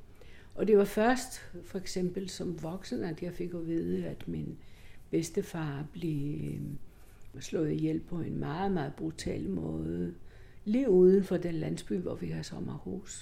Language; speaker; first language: Danish; non-native, fluent; Greek